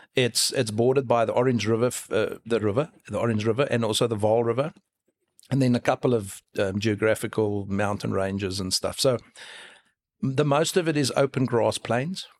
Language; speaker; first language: English; non-native, local second language; Afrikaans